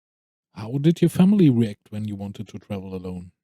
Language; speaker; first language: English; non-native, fluent; German